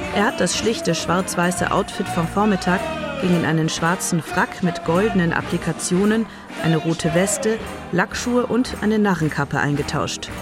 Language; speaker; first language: German; native; German